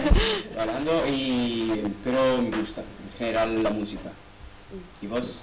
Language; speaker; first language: Spanish; non-native, learner; Italian